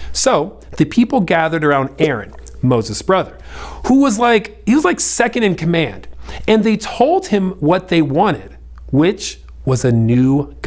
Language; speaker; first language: English; native; English